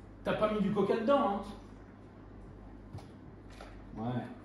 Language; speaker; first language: French; native; French